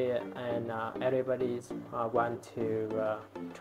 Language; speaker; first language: English; non-native, learner; Vietnamese